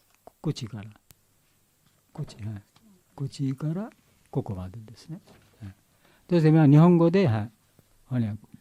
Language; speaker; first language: Japanese; non-native, learner; Bangla